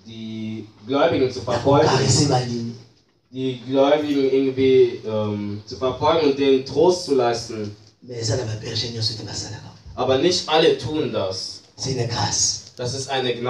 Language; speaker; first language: German; non-native, learner; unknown